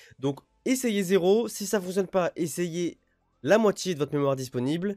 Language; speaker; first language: French; native; French